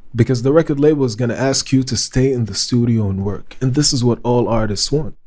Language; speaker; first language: English; non-native, fluent; Arabic